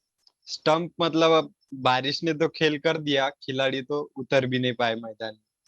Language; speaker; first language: Hindi; native; Hindi